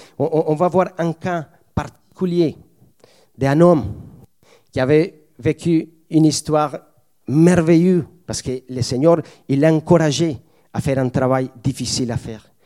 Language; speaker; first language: French; non-native, fluent; Spanish